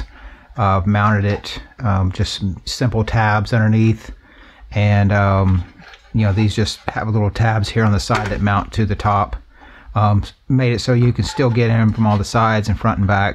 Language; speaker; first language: English; native; English